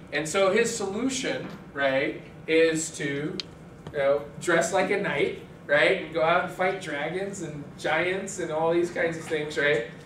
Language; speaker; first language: English; early bilingual, other home language; Spanish